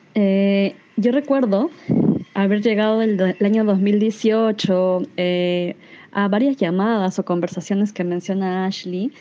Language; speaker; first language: Spanish; native; Spanish